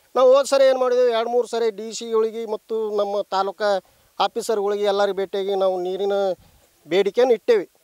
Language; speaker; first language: Kannada; native; Kannada